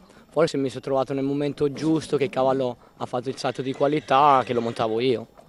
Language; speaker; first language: Italian; non-native, fluent; Albanian